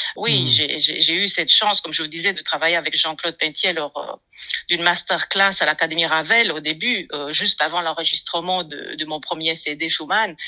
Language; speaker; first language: French; non-native, fluent; Romanian